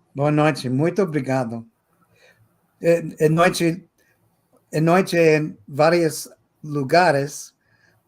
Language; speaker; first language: Portuguese; non-native, fluent; English